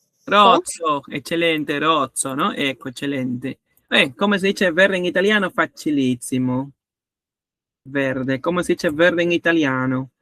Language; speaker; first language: Italian; non-native, learner; Spanish